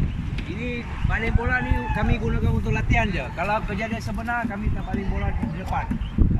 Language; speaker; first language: Malay; native; Malay